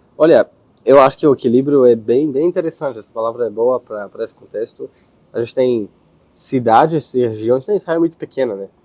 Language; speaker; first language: Portuguese; non-native, fluent; Hebrew